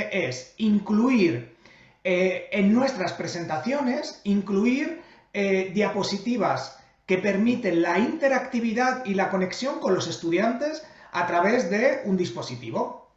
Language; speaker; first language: Spanish; native; Spanish